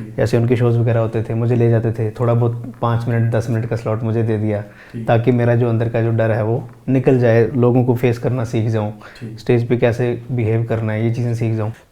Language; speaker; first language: Hindi; non-native, local second language; Pahari-Potwari